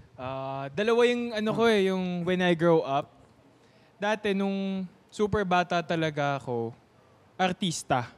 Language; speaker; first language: Filipino; native; Filipino